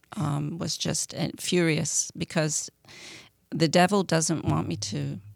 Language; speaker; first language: English; native; English